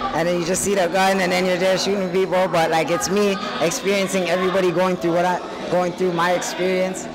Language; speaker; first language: English; native; English